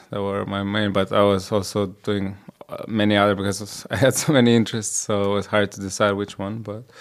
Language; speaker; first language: English; non-native, fluent; Slovenian